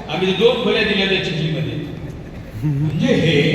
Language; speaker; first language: Marathi; native; Marathi